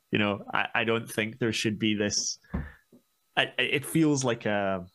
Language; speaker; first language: English; native; English